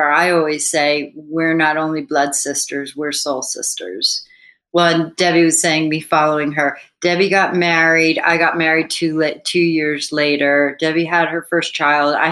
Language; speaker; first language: English; native; English